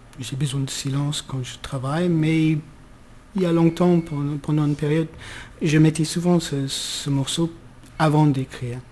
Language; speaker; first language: French; non-native, fluent; English